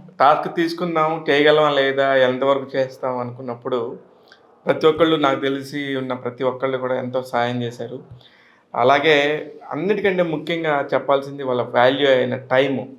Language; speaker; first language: Telugu; native; Telugu